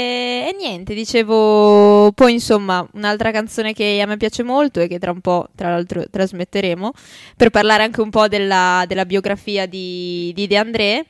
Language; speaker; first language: Italian; native; Italian